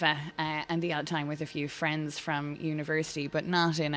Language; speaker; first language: English; native; English